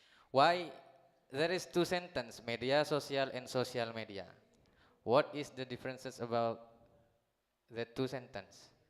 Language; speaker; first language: English; non-native, learner; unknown